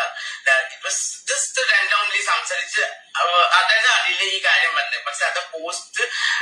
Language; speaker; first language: Malayalam; non-native, fluent; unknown